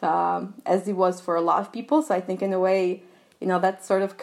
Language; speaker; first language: English; non-native, fluent; Albanian